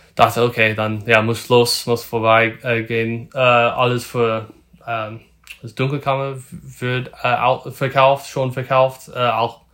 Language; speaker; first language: German; non-native, learner; English